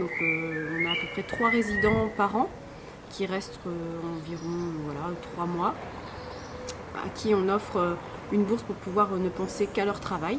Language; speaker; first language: French; native; French